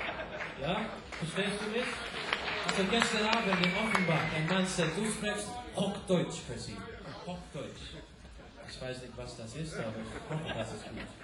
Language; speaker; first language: German; non-native, learner; English